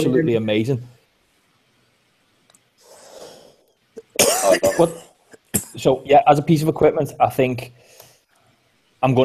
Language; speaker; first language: English; native; English